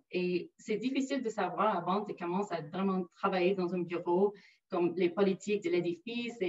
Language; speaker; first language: French; non-native, local second language; English